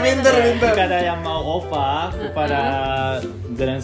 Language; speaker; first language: Indonesian; non-native, fluent; Japanese